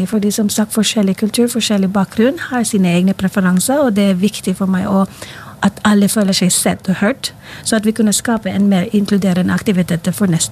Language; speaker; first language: Norwegian; non-native, fluent; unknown